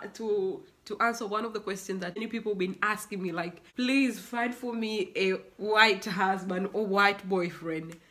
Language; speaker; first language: English; non-native, local second language; Swahili